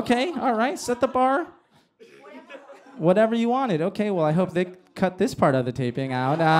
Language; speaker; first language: English; early bilingual, other home language; Spanish